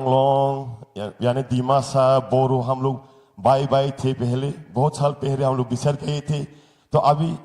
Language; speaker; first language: Hindi; non-native, local second language; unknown